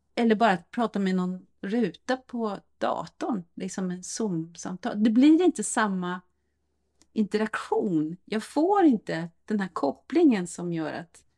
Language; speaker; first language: Swedish; native; Swedish